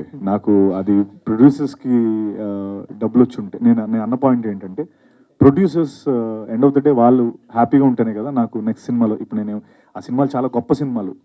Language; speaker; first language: Telugu; native; Telugu